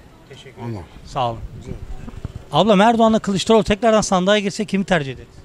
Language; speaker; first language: Turkish; native; Turkish